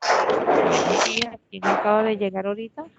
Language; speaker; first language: Spanish; native; Spanish